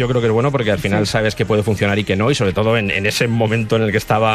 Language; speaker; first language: Spanish; native; Spanish